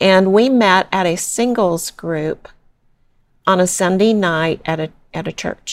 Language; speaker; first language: English; native; English